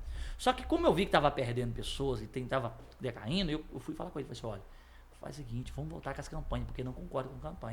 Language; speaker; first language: Portuguese; native; Portuguese